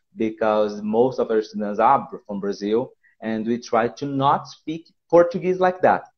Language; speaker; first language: English; non-native, fluent; Portuguese